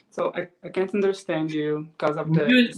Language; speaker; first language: English; non-native, fluent; Portuguese